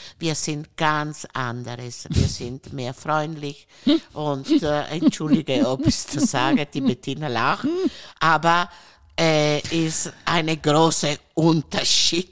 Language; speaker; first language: German; non-native, learner; Italian